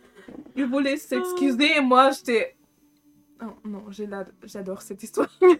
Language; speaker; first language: French; non-native, fluent; German